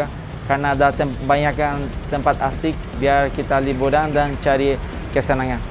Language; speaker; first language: Indonesian; non-native, fluent; Portuguese